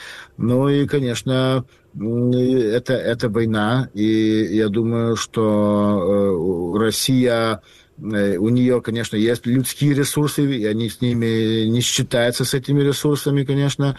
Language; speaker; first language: Russian; non-native, fluent; Lithuanian